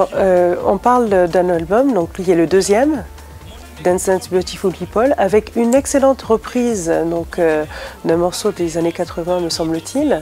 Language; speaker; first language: French; native; French